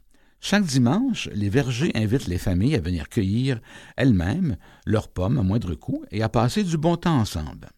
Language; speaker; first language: French; native; French